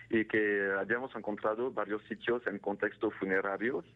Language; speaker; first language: Spanish; non-native, fluent; French